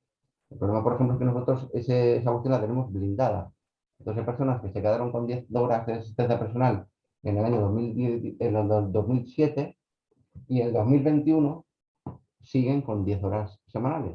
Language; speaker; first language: Spanish; native; Spanish